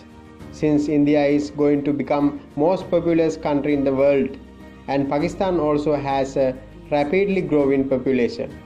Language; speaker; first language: English; non-native, local second language; Sinhala